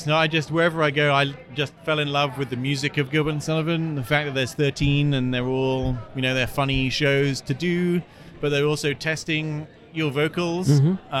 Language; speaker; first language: English; native; English